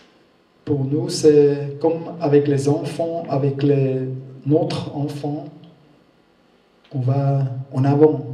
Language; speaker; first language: French; non-native, learner; German